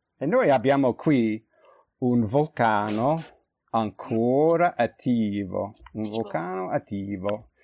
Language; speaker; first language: Italian; early bilingual, heritage; Italian